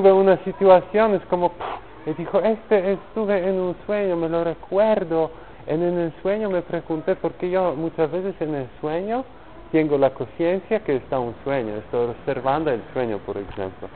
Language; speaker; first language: Spanish; non-native, learner; Polish